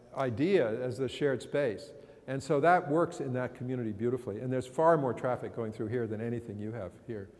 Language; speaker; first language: English; native; English